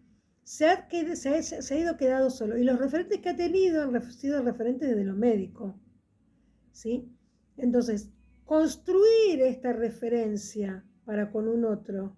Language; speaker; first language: Spanish; native; Spanish